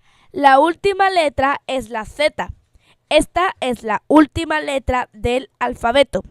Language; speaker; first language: Spanish; non-native, fluent; English